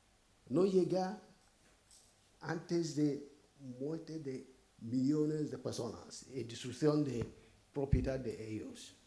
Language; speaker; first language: Spanish; non-native, fluent; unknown